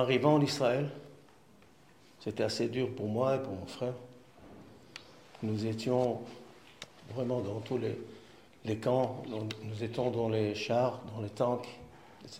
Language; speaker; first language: French; non-native, fluent; Hebrew